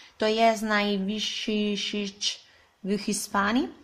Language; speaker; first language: Polish; non-native, learner; Spanish